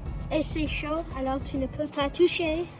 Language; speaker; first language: French; non-native, learner; English